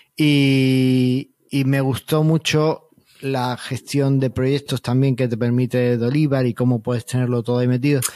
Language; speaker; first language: Spanish; native; Spanish